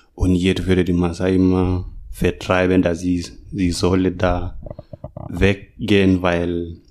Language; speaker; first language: German; non-native, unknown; Swahili